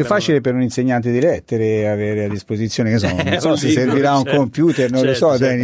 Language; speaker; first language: Italian; native; Italian